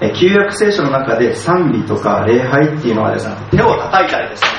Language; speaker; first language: Japanese; native; Japanese